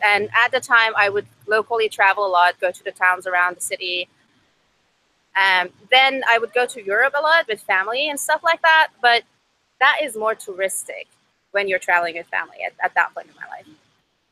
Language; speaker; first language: English; non-native, fluent; Persian